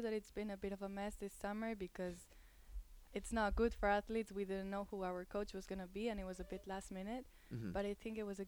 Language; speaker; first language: English; non-native, fluent; Spanish